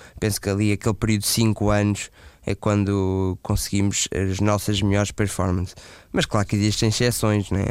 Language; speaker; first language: Portuguese; native; Portuguese